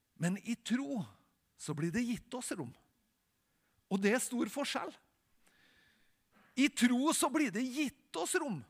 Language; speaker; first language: Norwegian; native; Norwegian